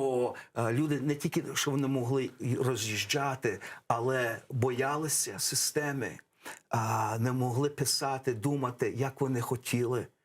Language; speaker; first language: Ukrainian; early bilingual, heritage; English